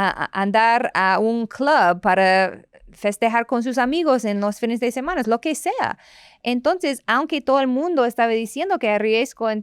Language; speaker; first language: Spanish; non-native, fluent; English